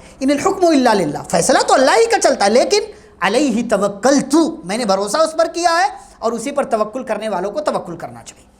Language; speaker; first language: Urdu; native; Urdu